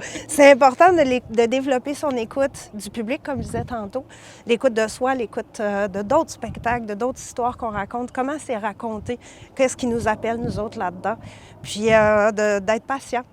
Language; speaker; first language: French; native; French